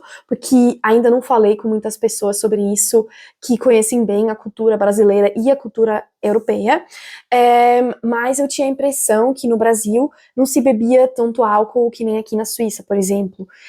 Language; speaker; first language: Portuguese; non-native, fluent; German